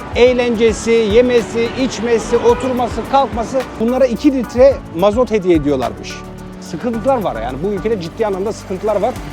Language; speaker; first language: Turkish; native; Turkish